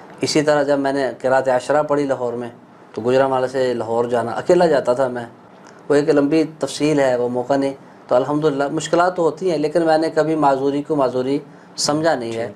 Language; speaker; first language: Urdu; non-native, local second language; Punjabi